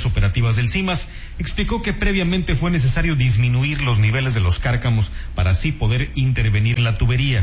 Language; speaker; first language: Spanish; native; Spanish